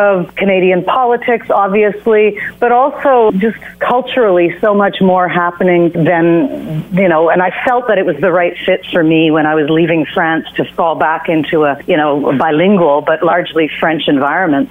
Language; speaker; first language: English; native; English